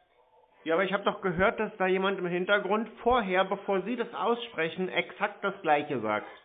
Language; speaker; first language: German; native; German